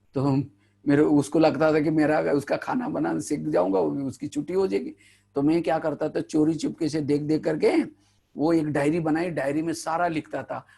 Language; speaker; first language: Hindi; non-native, local second language; Marathi